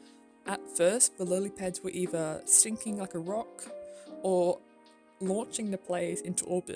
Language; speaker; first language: English; native; English